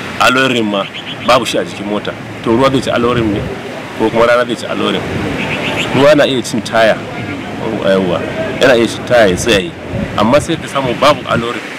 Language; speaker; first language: Hausa; native; Hausa